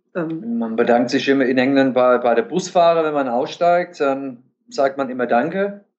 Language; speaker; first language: German; non-native, fluent; English